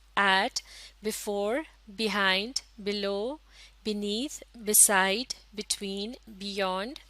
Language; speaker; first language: English; non-native, local second language; Urdu